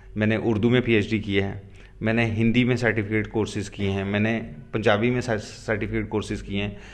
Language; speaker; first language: Hindi; non-native, local second language; Gujari